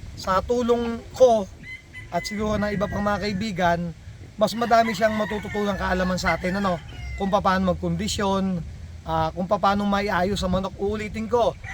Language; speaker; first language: Filipino; native; Filipino